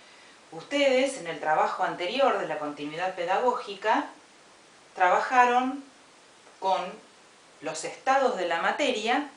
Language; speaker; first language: Spanish; native; Spanish